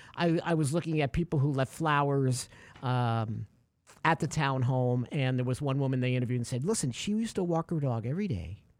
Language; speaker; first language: English; native; English